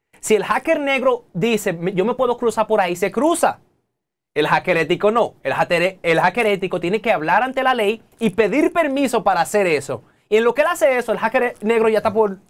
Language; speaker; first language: Spanish; native; Spanish